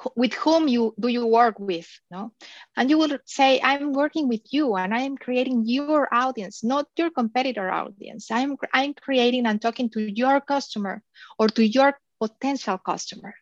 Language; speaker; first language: English; non-native, fluent; Spanish